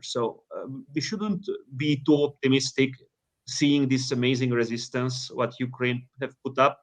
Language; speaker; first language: English; non-native, fluent; Hungarian